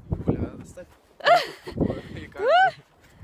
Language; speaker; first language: Russian; native; Russian